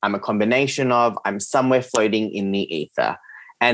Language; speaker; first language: English; early bilingual, other home language; Serbian